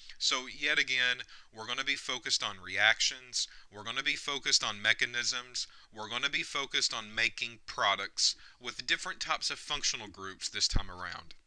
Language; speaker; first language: English; native; English